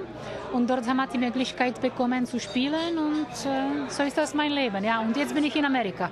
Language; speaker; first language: German; non-native, learner; Czech